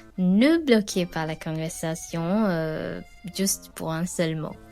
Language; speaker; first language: French; non-native, fluent; Sinhala